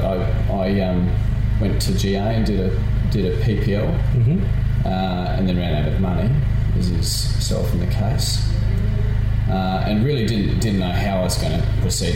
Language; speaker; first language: English; native; English